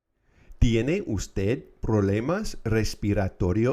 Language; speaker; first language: Spanish; non-native, fluent; English